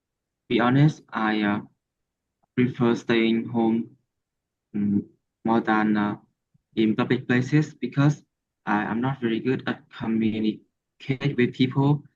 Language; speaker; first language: English; non-native, learner; Vietnamese